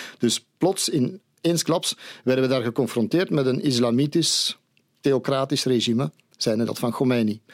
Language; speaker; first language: Dutch; native; Dutch